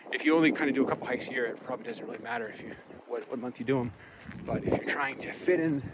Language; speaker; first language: English; native; English